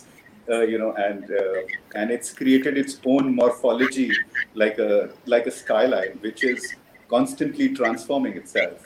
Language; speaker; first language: English; non-native, local second language; Hindi